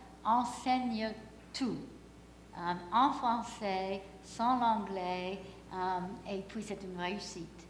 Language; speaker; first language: French; non-native, fluent; English